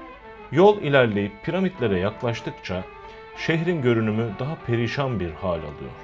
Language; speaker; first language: Turkish; native; Turkish